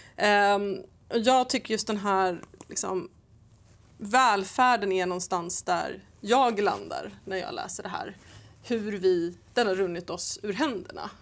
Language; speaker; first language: Swedish; native; Swedish